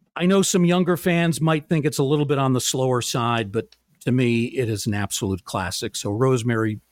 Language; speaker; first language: English; native; English